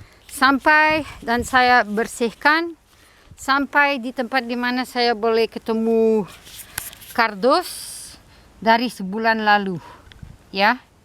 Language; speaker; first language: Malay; non-native, fluent; Dutch